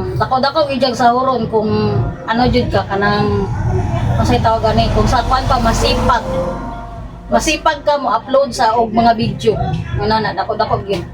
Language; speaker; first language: Cebuano; native; Cebuano